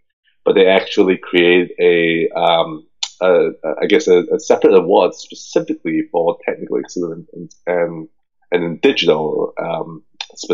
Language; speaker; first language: English; early bilingual, other home language; Cantonese